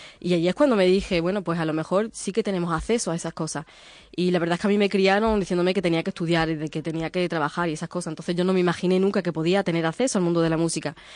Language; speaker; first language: Spanish; early bilingual, other home language; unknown